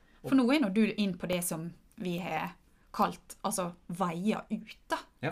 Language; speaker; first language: Norwegian; native; Norwegian